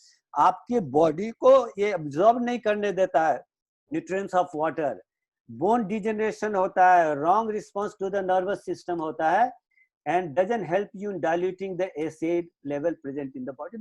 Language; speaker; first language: Hindi; native; Hindi